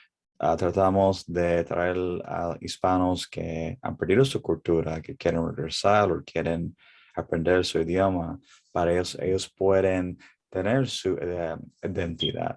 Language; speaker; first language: Spanish; early bilingual, heritage; English